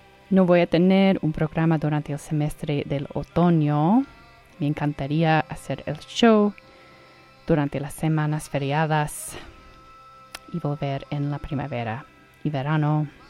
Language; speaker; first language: Spanish; non-native, fluent; English